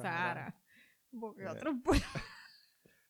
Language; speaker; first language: Spanish; early bilingual, heritage; Spanish